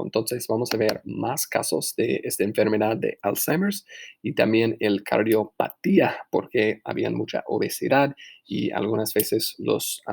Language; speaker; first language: Spanish; non-native, fluent; English